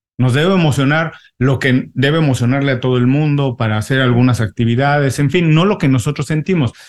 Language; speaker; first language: Spanish; native; Spanish